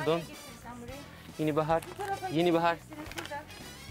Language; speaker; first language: Turkish; non-native, fluent; Arabic